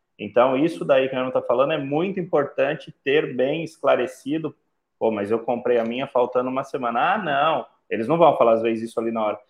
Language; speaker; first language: Portuguese; native; Portuguese